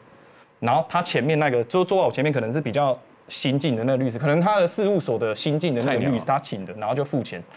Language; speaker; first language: Chinese; native; Chinese